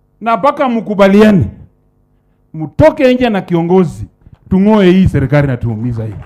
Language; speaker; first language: Swahili; non-native, local second language; Luyia